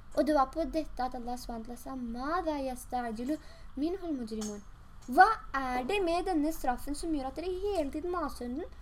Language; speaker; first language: Norwegian; early bilingual, other home language; Urdu